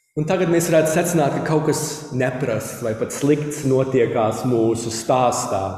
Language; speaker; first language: Latvian; early bilingual, heritage; Latvian